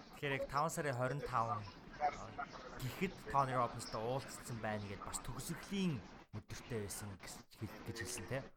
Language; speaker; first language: Mongolian; native; Mongolian